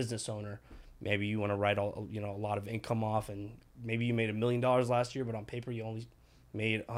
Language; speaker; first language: English; early bilingual, other home language; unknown